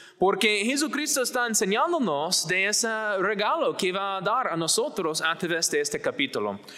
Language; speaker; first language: Spanish; non-native, fluent; English